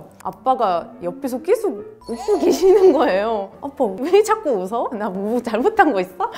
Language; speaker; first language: Korean; non-native, fluent; Arabic